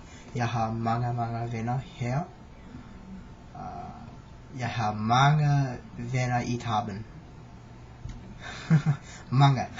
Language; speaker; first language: Danish; non-native, learner; English